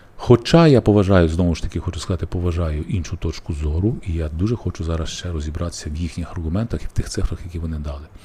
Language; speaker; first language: Ukrainian; native; Ukrainian